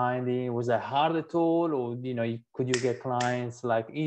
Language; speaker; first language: English; non-native, fluent; Italian